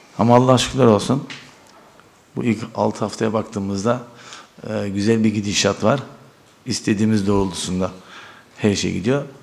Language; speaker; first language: Turkish; early bilingual, heritage; Turkish